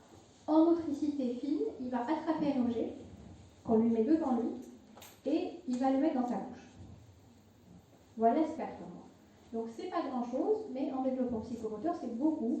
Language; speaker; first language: French; non-native, local second language; Arabic